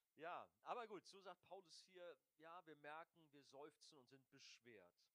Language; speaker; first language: German; native; German